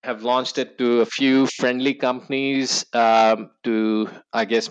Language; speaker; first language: English; non-native, local second language; Hindi